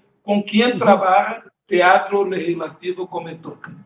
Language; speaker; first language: Spanish; non-native, learner; Portuguese